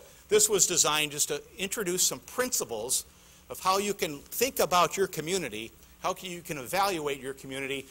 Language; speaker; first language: English; native; English